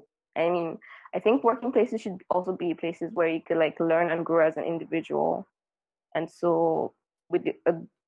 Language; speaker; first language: English; non-native, local second language; Yoruba